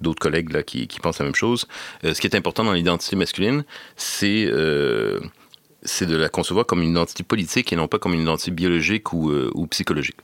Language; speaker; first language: French; native; French